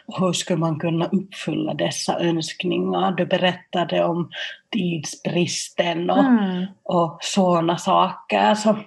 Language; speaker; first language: Swedish; non-native, local second language; Finnish